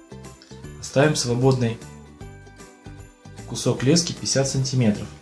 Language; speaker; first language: Russian; native; Russian